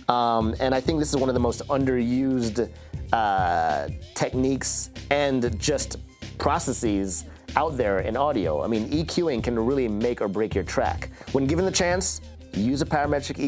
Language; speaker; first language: English; native; English